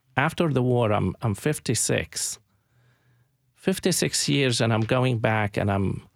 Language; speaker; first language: English; non-native, fluent; Arabic